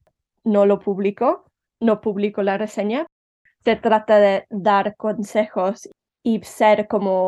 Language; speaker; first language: Spanish; early bilingual, heritage; Spanish